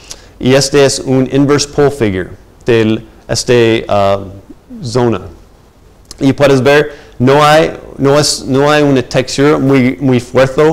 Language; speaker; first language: Spanish; non-native, fluent; English